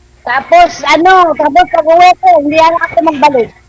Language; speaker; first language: Filipino; non-native, local second language; Cebuano